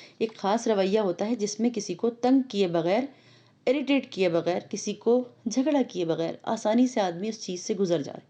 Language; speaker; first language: Urdu; non-native, local second language; Punjabi